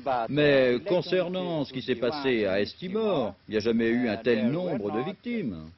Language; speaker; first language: French; native; French